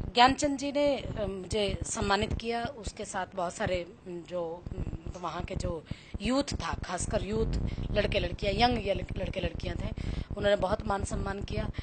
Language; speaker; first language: Hindi; native; Hindi